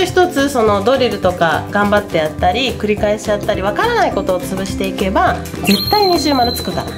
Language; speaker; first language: Japanese; native; Japanese